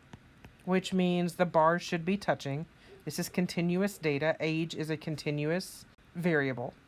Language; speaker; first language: English; native; English